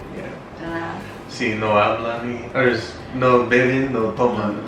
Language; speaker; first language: Spanish; non-native, fluent; English